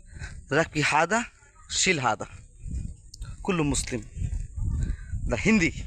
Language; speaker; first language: Arabic; non-native, learner; Bangla